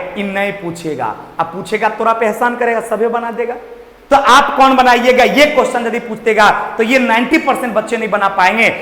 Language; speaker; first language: Hindi; native; Hindi